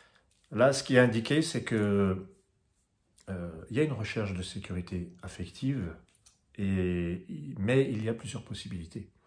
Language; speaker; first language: French; native; French